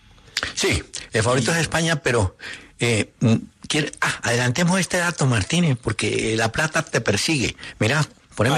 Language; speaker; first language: Spanish; native; Spanish